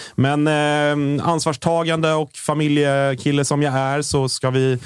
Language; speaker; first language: Swedish; native; Swedish